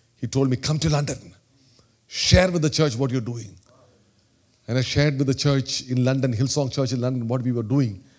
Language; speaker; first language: English; non-native, local second language; Malayalam